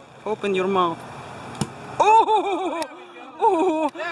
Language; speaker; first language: English; non-native, learner; Russian